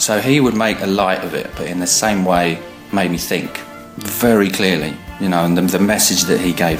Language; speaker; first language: English; native; English